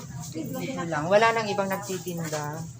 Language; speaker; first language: Filipino; native; Filipino